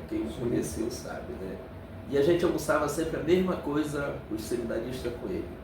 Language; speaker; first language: Portuguese; native; Portuguese